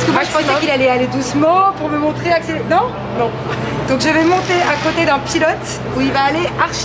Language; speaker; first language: French; native; French